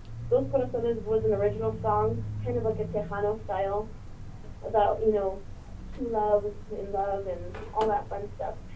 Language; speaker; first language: English; early bilingual, other home language; Spanish